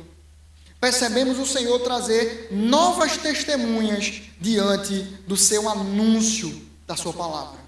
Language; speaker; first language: Portuguese; native; Portuguese